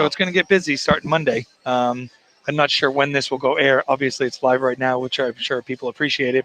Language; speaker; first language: English; native; English